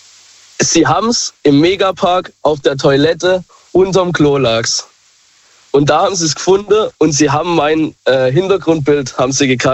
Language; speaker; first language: German; native; German